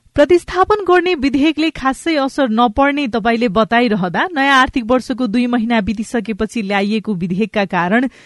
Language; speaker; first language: Nepali; non-native, local second language; Maithili